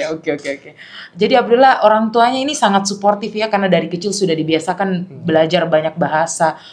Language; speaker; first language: Indonesian; native; Indonesian